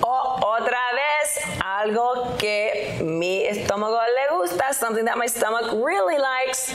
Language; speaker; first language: Spanish; non-native, learner; English